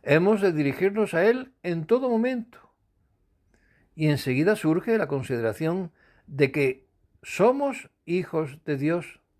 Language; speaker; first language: Spanish; native; Spanish